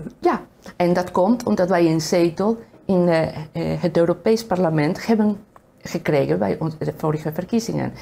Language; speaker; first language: Dutch; non-native, fluent; Spanish